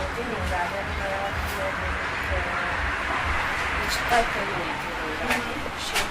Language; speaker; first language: Romanian; non-native, local second language; Hungarian